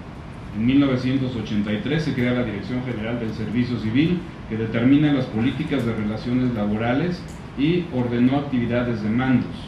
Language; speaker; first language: Spanish; native; Spanish